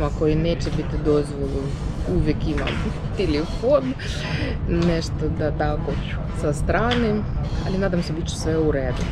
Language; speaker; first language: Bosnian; non-native, learner; Ukrainian